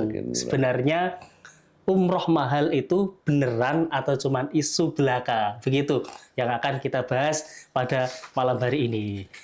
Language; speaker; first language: Indonesian; native; Indonesian